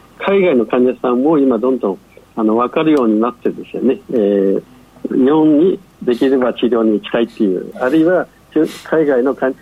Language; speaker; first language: Japanese; non-native, fluent; Chinese